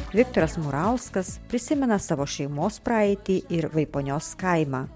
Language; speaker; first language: Lithuanian; native; Lithuanian